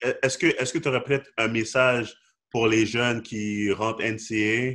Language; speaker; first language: French; native; French